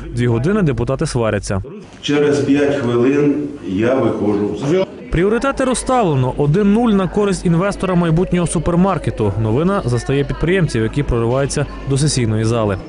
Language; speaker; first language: Ukrainian; native; Ukrainian